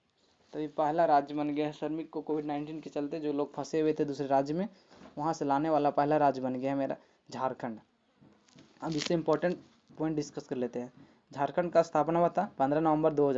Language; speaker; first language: Hindi; native; Hindi